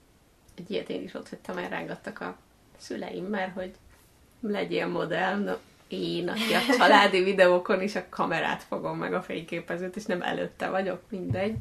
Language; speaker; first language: Hungarian; native; Hungarian